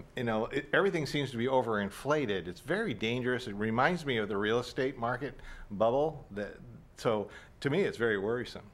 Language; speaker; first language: English; native; English